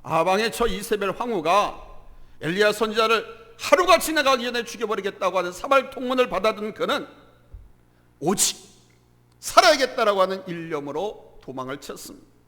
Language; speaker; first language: Korean; native; Korean